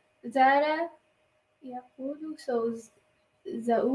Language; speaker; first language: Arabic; non-native, learner; English